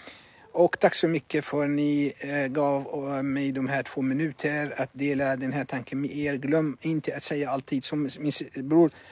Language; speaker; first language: Swedish; non-native, fluent; Arabic